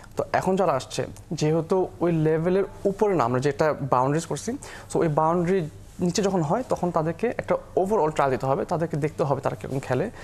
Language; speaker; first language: Bangla; early bilingual, heritage; Bangla